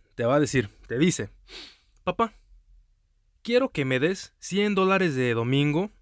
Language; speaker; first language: Spanish; early bilingual, heritage; Spanish